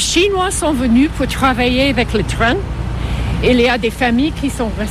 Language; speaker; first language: French; non-native, fluent; English